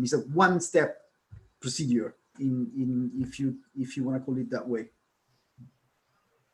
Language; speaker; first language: English; non-native, fluent; Italian